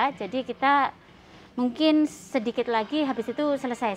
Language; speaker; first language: Indonesian; native; Indonesian